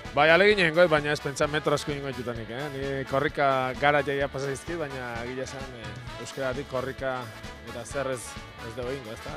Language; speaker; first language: Basque; native; Basque